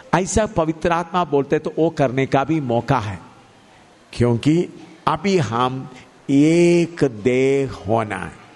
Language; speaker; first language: Hindi; non-native, local second language; Malayalam